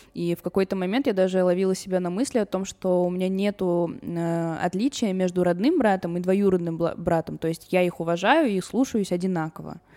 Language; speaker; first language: Russian; early bilingual, other home language; Armenian